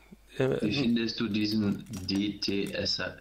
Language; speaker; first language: German; non-native, fluent; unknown